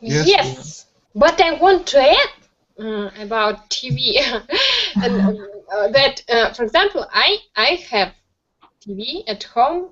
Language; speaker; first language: English; non-native, learner; Russian